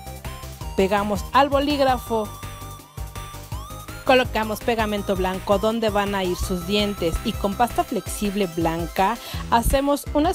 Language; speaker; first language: Spanish; native; Spanish